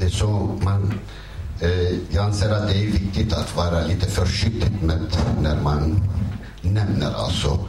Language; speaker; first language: Swedish; non-native, fluent; Kurdish